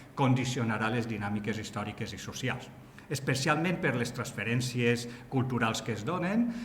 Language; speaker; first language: Catalan; native; Catalan